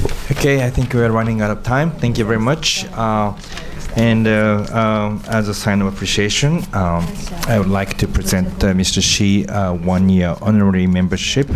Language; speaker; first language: English; non-native, fluent; Japanese